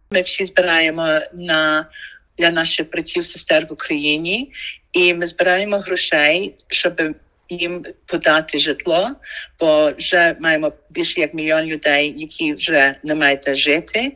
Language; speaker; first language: Ukrainian; early bilingual, heritage; Ukrainian